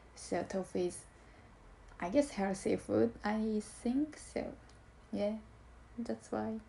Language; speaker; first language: English; non-native, learner; Japanese